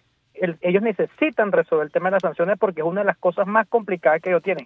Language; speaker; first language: Spanish; native; Spanish